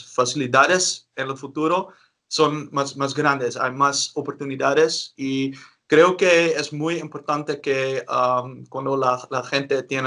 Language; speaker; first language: Spanish; non-native, learner; Dutch